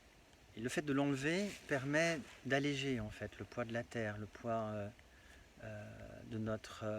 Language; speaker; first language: French; native; French